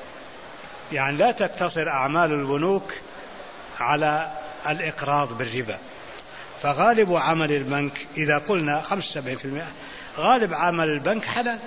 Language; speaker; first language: Arabic; native; Arabic